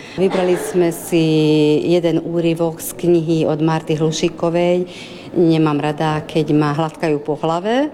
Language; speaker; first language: Slovak; native; Slovak